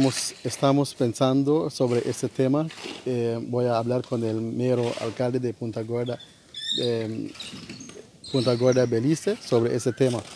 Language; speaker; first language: Spanish; non-native, fluent; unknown